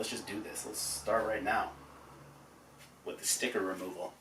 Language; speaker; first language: English; native; English